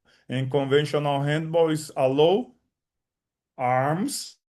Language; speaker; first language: English; non-native, learner; Portuguese